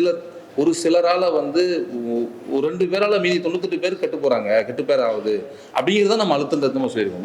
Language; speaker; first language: Tamil; native; Tamil